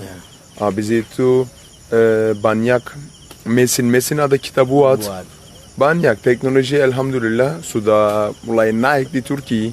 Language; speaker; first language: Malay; non-native, learner; Turkish